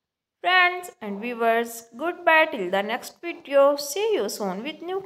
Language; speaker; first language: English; non-native, local second language; Urdu